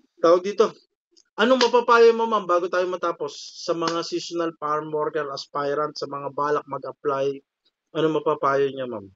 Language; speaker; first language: Filipino; native; Filipino